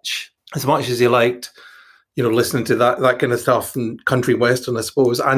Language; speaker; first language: English; native; English